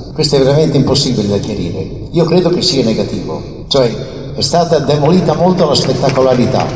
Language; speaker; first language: Italian; native; Italian